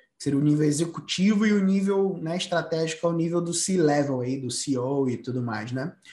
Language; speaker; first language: Portuguese; native; Portuguese